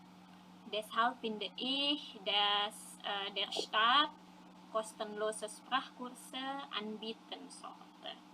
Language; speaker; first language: German; non-native, fluent; Indonesian